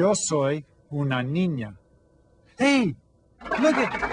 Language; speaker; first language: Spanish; non-native, fluent; English